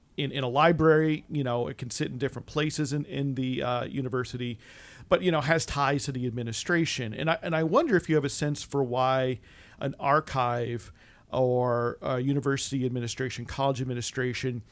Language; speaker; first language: English; native; English